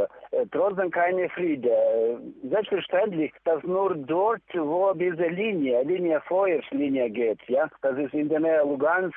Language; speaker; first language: German; non-native, learner; Ukrainian